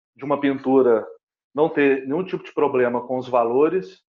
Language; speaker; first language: Portuguese; native; Portuguese